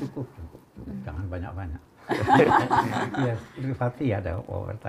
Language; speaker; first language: Indonesian; native; Indonesian